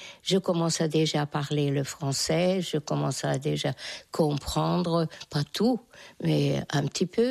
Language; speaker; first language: French; non-native, fluent; Hungarian